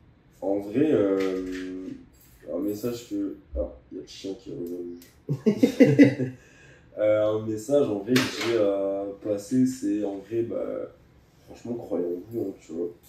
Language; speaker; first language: French; native; French